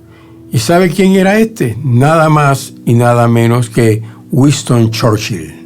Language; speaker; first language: Spanish; native; Spanish